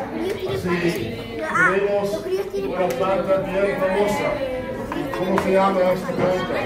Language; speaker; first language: Spanish; non-native, fluent; English